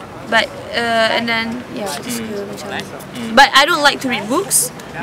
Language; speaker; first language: English; non-native, local second language; Malay